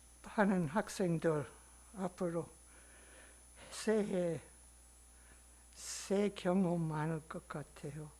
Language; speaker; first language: Korean; non-native, learner; English